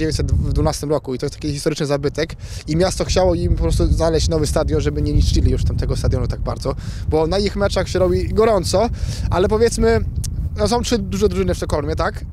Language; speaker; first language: Polish; native; Polish